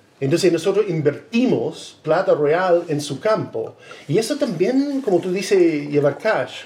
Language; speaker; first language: Spanish; non-native, fluent; English